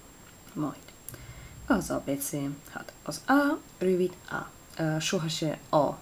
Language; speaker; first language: Hungarian; non-native, learner; Italian